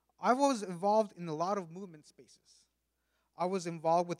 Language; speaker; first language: English; early bilingual, other home language; Spanish